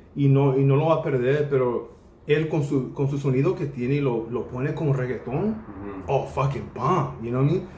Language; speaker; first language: Spanish; native; Spanish